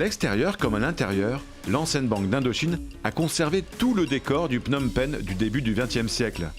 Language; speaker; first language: French; native; French